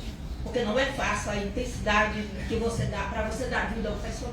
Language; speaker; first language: Portuguese; native; Portuguese